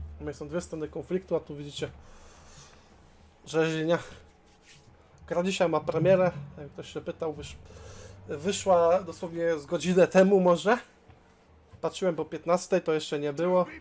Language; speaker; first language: Polish; native; Polish